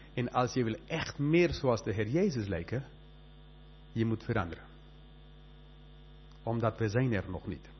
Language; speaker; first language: Dutch; non-native, fluent; Spanish